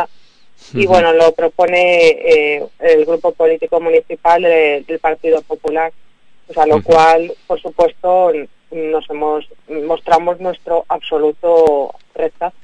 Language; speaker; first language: Spanish; native; Spanish